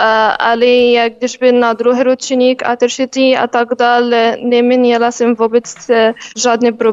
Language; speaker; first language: Czech; non-native, learner; Arabic